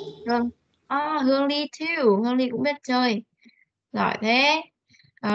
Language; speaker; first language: Vietnamese; native; Vietnamese